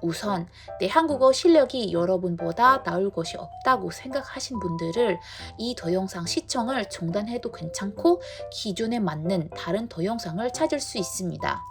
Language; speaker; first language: Korean; non-native, learner; Indonesian